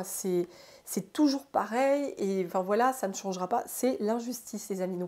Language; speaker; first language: French; native; French